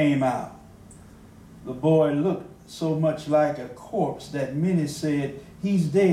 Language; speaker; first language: English; native; English